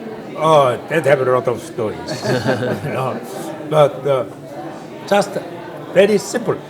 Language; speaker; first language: English; non-native, learner; Korean